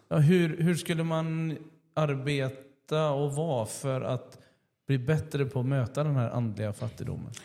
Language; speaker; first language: Swedish; native; Swedish